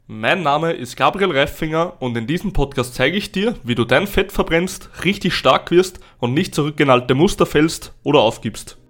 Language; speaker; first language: German; native; German